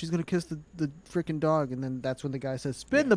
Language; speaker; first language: English; native; English